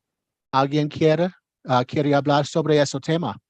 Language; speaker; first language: Spanish; non-native, learner; English